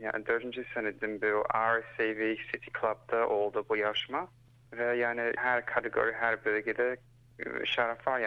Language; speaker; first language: Turkish; early bilingual, heritage; Turkish